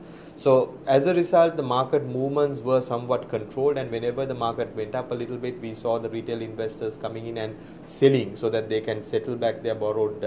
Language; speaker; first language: English; non-native, local second language; Sinhala